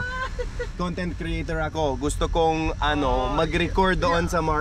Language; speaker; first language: Filipino; non-native, learner; English